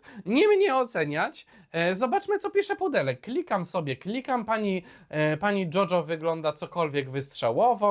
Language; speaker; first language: Polish; native; Polish